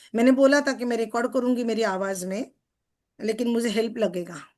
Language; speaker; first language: Hindi; non-native, local second language; Marathi